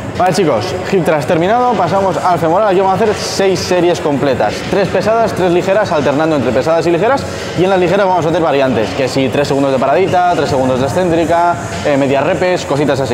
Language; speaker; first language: Spanish; native; Spanish